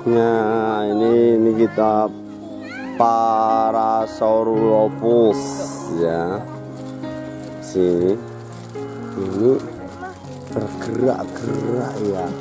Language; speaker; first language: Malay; non-native, local second language; Javanese